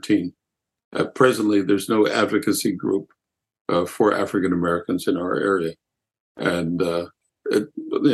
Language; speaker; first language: English; native; English